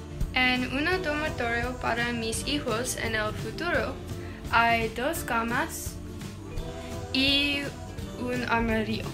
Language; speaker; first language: Spanish; non-native, learner; English